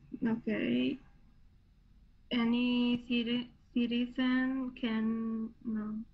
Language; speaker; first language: English; non-native, learner; Spanish